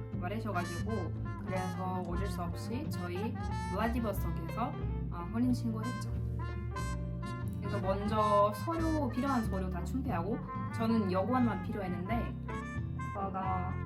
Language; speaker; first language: Korean; non-native, fluent; Russian